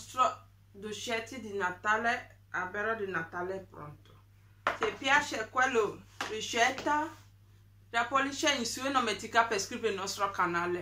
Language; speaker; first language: Italian; non-native, learner; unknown